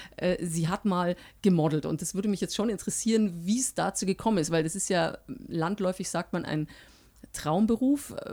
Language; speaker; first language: German; native; German